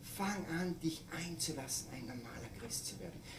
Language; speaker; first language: German; native; German